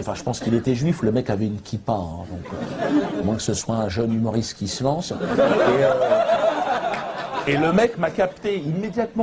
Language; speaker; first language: French; native; French